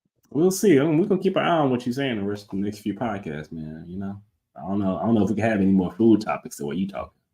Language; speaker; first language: English; native; English